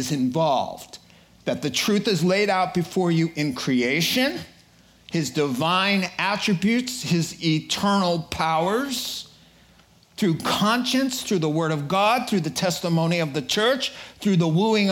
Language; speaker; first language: English; native; English